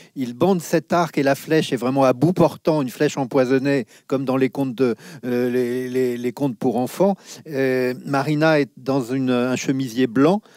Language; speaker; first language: French; native; French